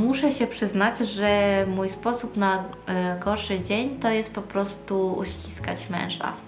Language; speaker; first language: Polish; early bilingual, heritage; Polish